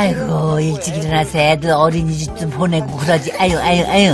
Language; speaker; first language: Korean; native; Korean